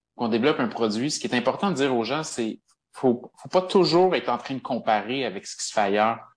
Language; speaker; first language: French; native; French